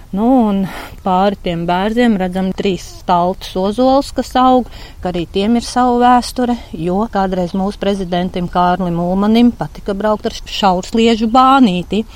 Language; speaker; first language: Latvian; native; Latvian